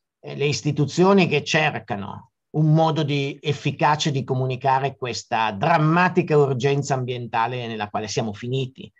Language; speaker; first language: Italian; native; Italian